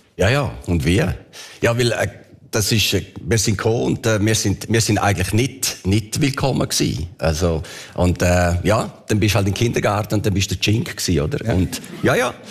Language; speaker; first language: German; early bilingual, other home language; Italian